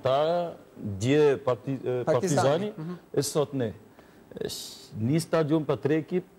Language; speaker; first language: Albanian; non-native, learner; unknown